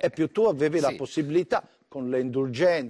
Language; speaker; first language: Italian; native; Italian